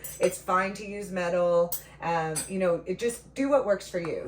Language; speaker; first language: English; native; English